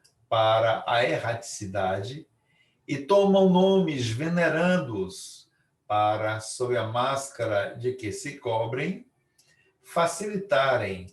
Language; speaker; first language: Portuguese; native; Portuguese